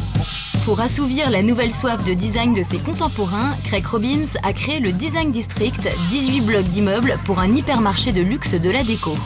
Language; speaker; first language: French; native; French